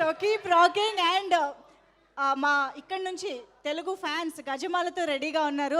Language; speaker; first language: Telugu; native; Telugu